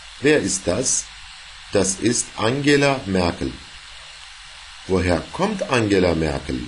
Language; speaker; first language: German; non-native, fluent; Turkish